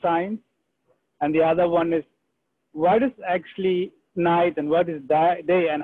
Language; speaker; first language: English; non-native, local second language; Sinhala